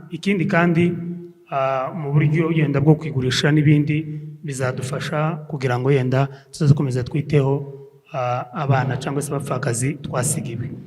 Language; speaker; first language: Kinyarwanda; native; Kinyarwanda